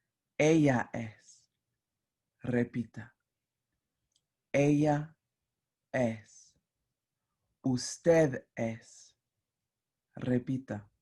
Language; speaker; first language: Spanish; non-native, fluent; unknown